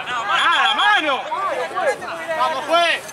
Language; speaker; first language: Spanish; native; Spanish